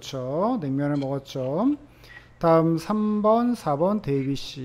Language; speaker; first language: Korean; native; Korean